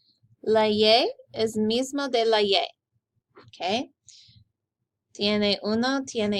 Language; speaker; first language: Spanish; non-native, learner; English